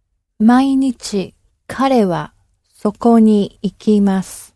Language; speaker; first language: Japanese; non-native, learner; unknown